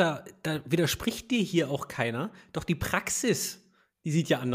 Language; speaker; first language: German; native; German